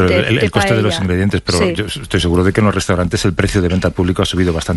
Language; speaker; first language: Spanish; native; Spanish